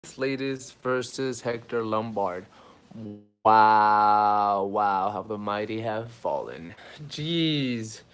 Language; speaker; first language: English; native; English